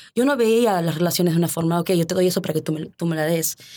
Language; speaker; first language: Spanish; early bilingual, heritage; Spanish